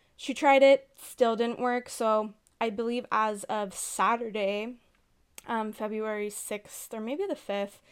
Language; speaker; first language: English; native; English